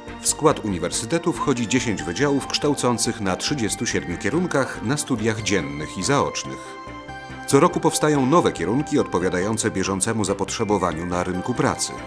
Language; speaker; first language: Polish; native; Polish